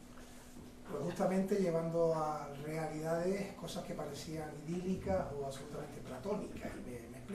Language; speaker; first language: Spanish; native; Spanish